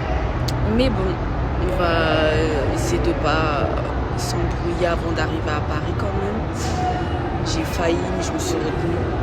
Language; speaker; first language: French; native; French